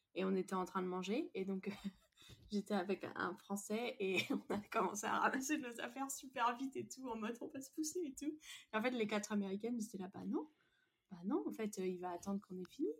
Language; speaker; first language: French; native; French